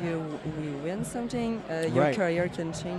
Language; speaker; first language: English; non-native, fluent; French